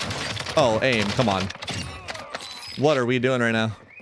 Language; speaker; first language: English; native; English